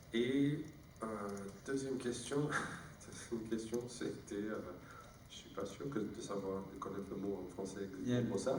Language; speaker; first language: French; non-native, fluent; English